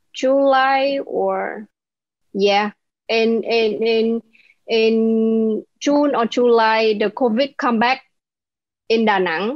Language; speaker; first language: English; non-native, learner; Vietnamese